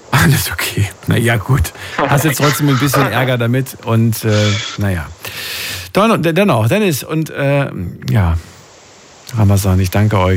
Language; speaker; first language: German; native; German